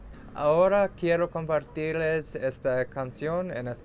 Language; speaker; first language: Spanish; non-native, learner; English